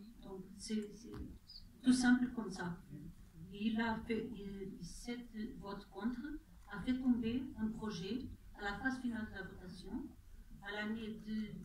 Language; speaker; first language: French; non-native, fluent; Portuguese